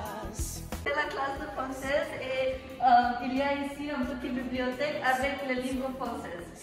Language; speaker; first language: French; non-native, learner; Macedonian